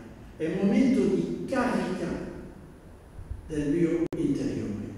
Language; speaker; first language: Italian; non-native, fluent; Dutch